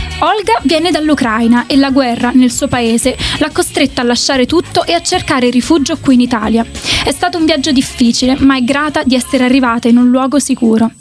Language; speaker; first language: Italian; native; Italian